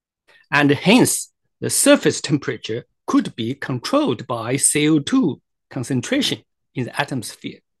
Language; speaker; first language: English; non-native, fluent; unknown